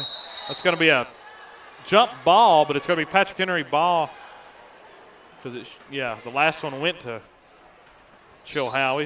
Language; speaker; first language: English; native; English